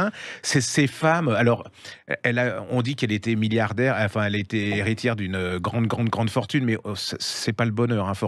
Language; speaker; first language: French; native; French